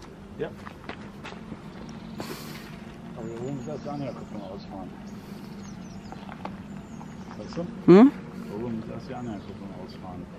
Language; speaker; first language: German; native; German